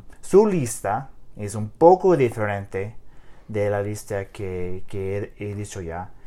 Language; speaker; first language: Spanish; non-native, learner; English